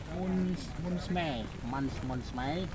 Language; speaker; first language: English; non-native, learner; Javanese